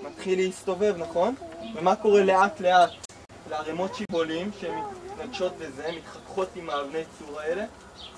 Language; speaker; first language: Hebrew; native; Hebrew